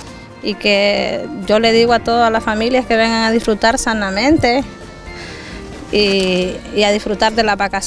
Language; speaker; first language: Spanish; native; Spanish